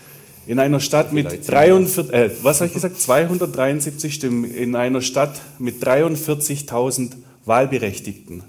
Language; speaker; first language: German; native; German